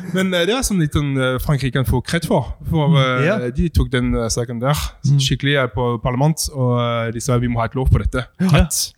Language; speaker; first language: Norwegian; non-native, fluent; French